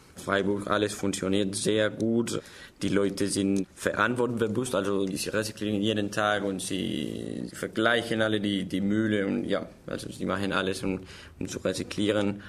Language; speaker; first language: German; non-native, learner; Spanish